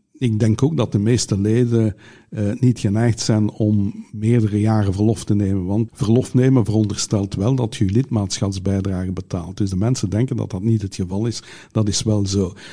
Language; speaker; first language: Dutch; native; Dutch